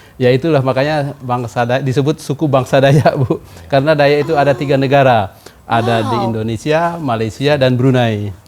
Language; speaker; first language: Indonesian; non-native, local second language; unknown